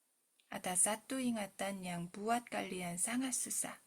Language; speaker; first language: Indonesian; non-native, fluent; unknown